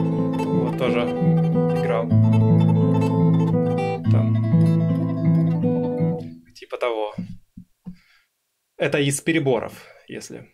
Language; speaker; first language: Russian; native; Russian